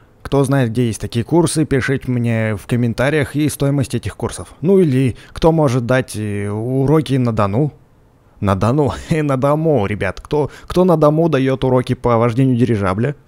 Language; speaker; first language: Russian; native; Russian